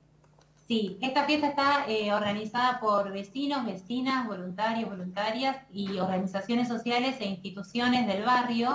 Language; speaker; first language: Spanish; native; Spanish